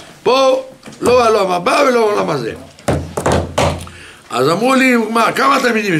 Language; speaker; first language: Hebrew; non-native, fluent; French